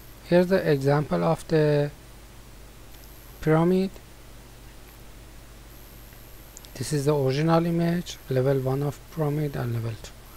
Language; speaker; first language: English; non-native, fluent; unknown